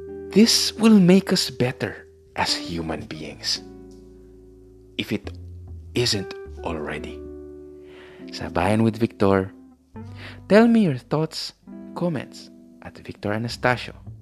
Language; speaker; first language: English; non-native, local second language; Filipino